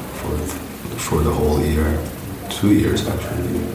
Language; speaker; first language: English; non-native, fluent; Korean